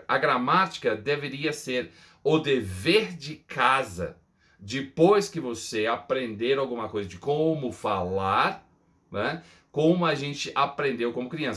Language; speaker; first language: Portuguese; non-native, fluent; English